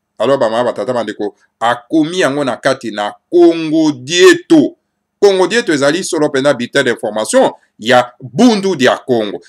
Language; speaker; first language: Lingala; non-native, local second language; Kongo